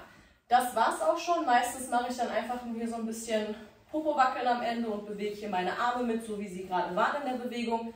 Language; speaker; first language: German; native; German